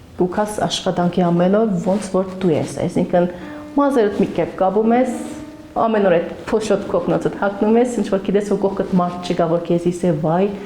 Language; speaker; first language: Armenian; early bilingual, heritage; Armenian